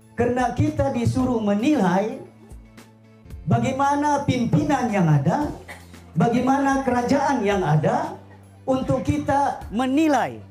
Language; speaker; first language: Malay; non-native, local second language; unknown